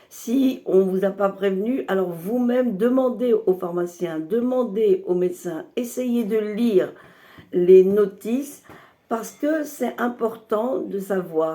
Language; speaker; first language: French; native; French